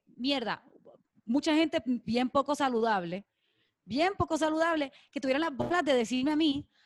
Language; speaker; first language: Spanish; native; Spanish